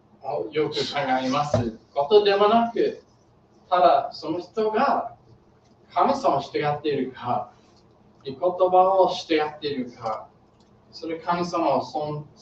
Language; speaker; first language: Japanese; non-native, learner; English